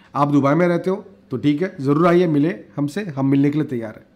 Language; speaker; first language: Hindi; native; Hindi